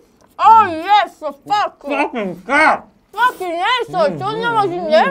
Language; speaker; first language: Korean; non-native, learner; Italian